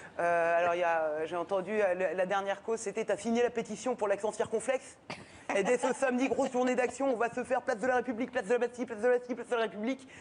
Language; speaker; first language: French; early bilingual, other home language; Persian